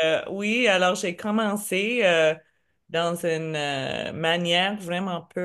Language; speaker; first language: French; non-native, learner; English